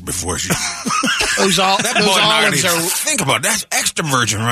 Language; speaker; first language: English; native; English